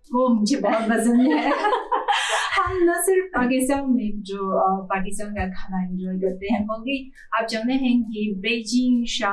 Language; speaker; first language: Hindi; non-native, fluent; Chinese